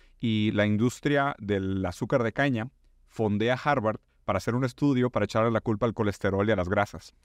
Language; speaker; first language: Spanish; non-native, fluent; Portuguese